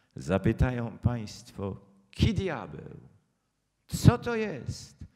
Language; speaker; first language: Polish; native; Polish